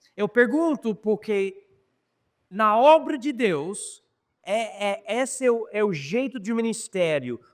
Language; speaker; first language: Portuguese; non-native, fluent; English